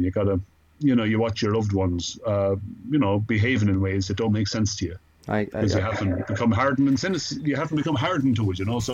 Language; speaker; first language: English; native; English